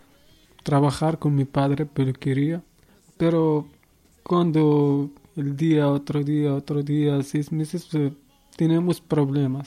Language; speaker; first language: Spanish; non-native, learner; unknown